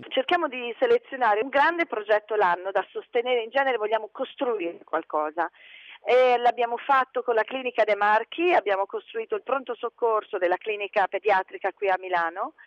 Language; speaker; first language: Italian; native; Italian